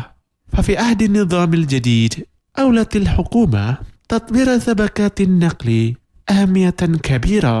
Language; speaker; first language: Arabic; non-native, fluent; Indonesian